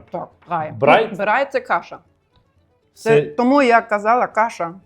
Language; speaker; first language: Ukrainian; non-native, learner; German